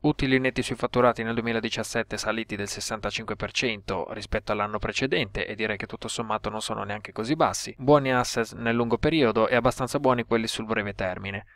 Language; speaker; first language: Italian; native; Italian